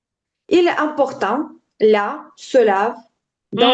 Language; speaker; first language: French; non-native, learner; Ukrainian